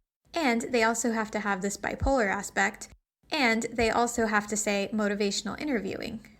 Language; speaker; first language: English; native; English